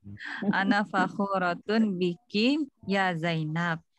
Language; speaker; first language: Arabic; non-native, learner; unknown